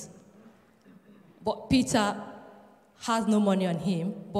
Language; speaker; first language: English; non-native, local second language; Igbo